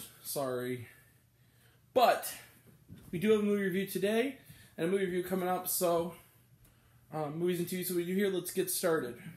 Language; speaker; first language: English; native; English